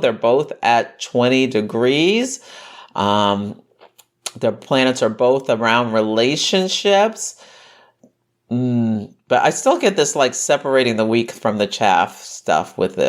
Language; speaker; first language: English; native; English